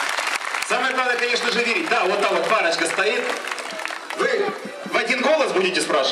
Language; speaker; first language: Russian; native; Russian